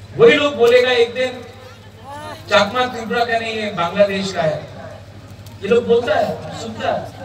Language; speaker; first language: Hindi; non-native, local second language; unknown